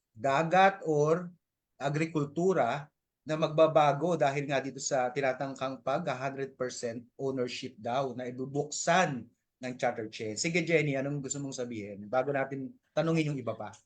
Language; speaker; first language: Filipino; native; Filipino